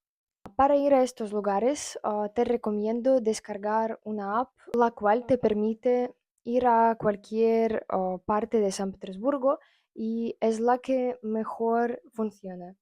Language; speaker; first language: Spanish; non-native, fluent; Russian